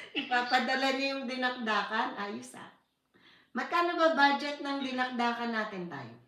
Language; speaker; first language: Filipino; native; Filipino